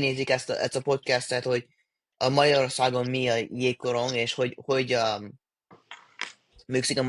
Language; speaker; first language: Hungarian; early bilingual, heritage; English